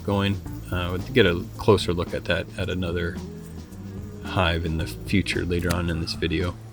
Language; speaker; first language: English; native; English